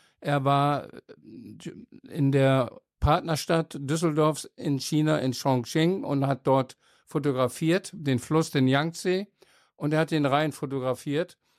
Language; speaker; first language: German; native; German